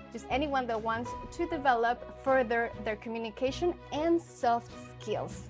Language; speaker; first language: English; non-native, fluent; Spanish